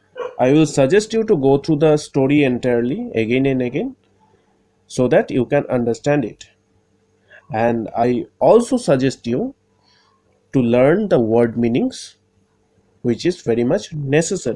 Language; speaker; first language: English; non-native, local second language; Bangla